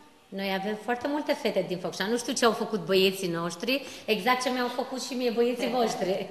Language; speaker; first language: Romanian; non-native, fluent; Albanian